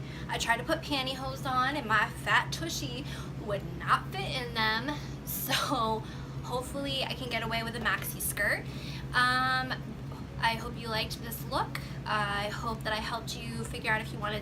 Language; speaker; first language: English; native; English